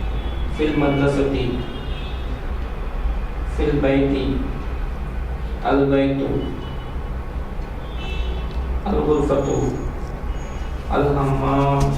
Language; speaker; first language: Arabic; non-native, learner; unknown